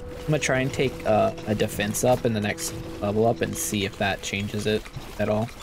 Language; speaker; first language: English; native; English